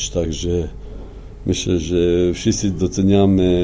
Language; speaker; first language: Polish; non-native, fluent; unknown